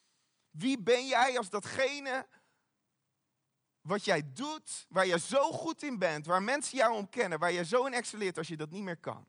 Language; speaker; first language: Dutch; native; Dutch